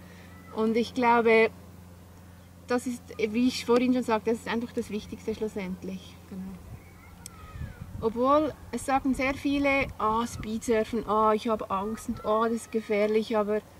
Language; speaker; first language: German; native; German